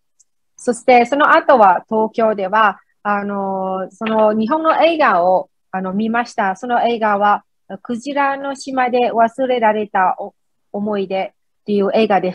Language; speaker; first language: Japanese; non-native, fluent; Vietnamese